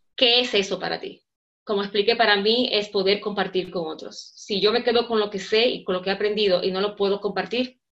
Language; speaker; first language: Spanish; native; Spanish